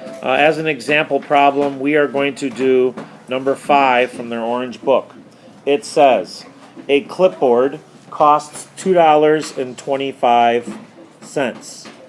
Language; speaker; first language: English; native; English